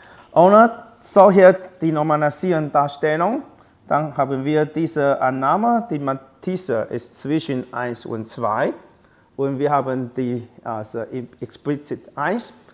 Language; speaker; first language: German; non-native, fluent; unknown